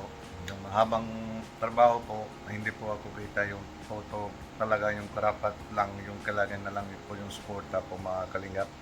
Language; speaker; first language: Filipino; non-native, local second language; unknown